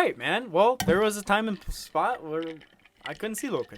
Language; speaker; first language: English; native; English